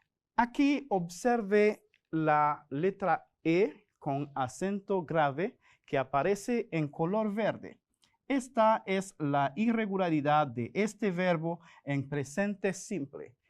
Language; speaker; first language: Spanish; non-native, fluent; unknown